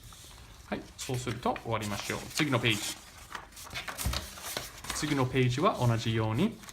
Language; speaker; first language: Japanese; non-native, learner; English